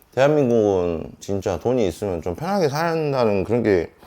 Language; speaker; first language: Korean; native; Korean